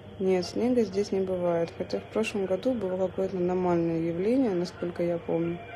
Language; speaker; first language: Russian; native; Russian